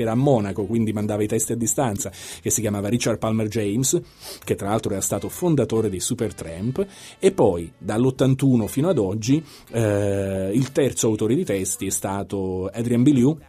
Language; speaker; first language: Italian; native; Italian